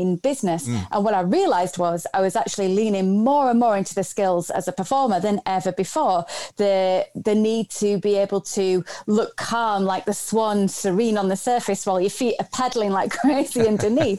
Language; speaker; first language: English; native; English